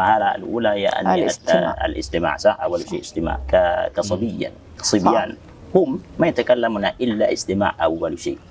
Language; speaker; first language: Arabic; non-native, fluent; Indonesian